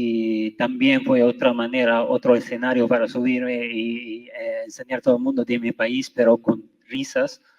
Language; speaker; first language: Spanish; non-native, fluent; Arabic